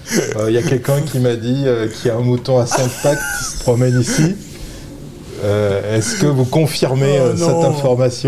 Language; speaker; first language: French; native; French